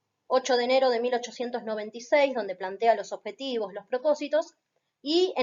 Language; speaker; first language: Spanish; native; Spanish